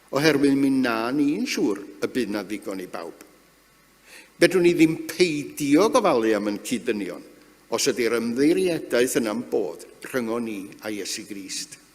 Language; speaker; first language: Welsh; native; Welsh